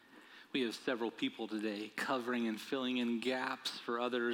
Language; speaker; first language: English; native; English